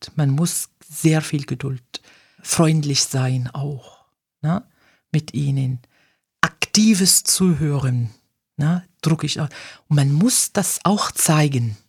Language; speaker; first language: German; non-native, fluent; Arabic